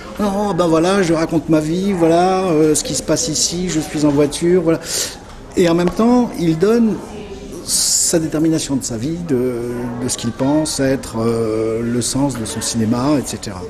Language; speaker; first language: French; native; French